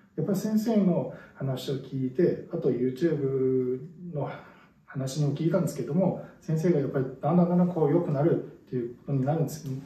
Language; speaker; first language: Japanese; non-native, fluent; Chinese